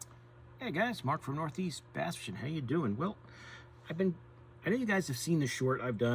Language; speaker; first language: English; native; English